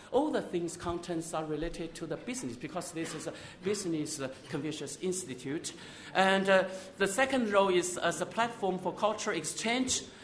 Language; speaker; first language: English; non-native, fluent; Chinese